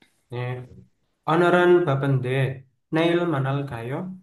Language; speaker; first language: Korean; non-native, learner; Indonesian